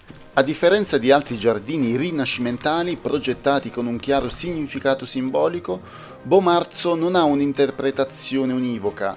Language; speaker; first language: Italian; native; Italian